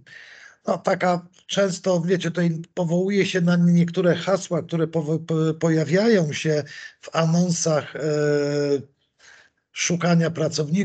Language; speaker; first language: Polish; native; Polish